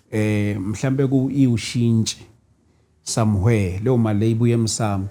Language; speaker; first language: Zulu; native; Zulu